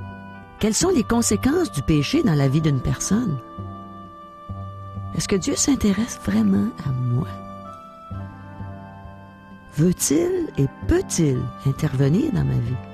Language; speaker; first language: French; native; French